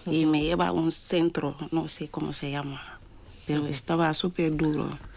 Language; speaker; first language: Spanish; non-native, learner; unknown